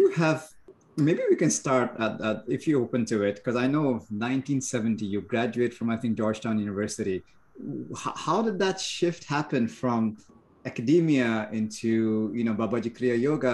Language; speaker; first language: English; non-native, local second language; Bangla